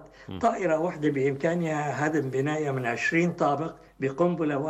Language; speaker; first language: Arabic; native; Arabic